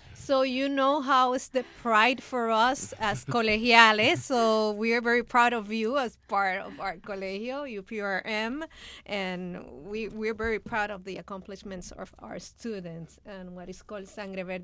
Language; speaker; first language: English; non-native, fluent; Spanish